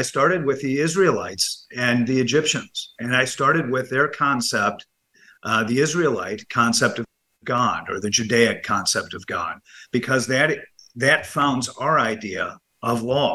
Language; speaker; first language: English; native; English